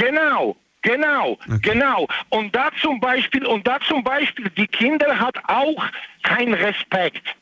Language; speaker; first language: German; non-native, learner; Polish